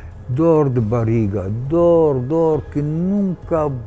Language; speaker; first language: Portuguese; non-native, fluent; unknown